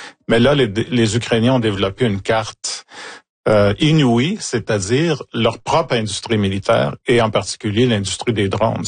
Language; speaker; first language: French; native; French